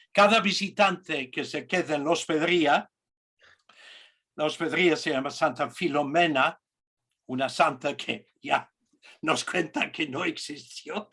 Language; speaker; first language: Spanish; non-native, fluent; English